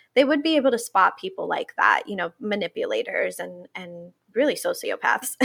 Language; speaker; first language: English; non-native, fluent; Spanish